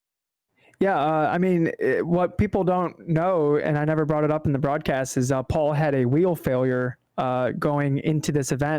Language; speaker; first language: English; native; English